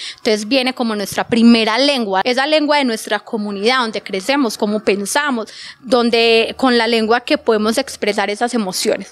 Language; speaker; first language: Spanish; native; Spanish